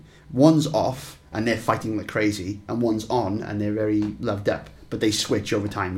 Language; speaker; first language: English; native; English